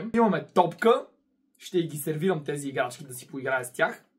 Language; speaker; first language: Bulgarian; native; Bulgarian